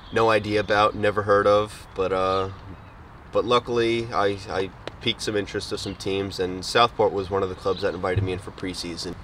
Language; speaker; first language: English; native; English